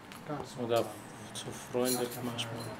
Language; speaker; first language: German; non-native, learner; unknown